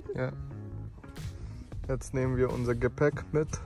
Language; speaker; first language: German; non-native, fluent; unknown